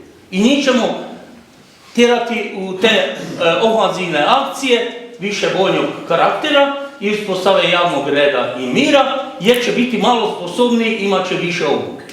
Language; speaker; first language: Croatian; native; Croatian